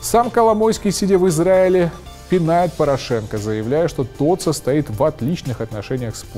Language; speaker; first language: Russian; native; Russian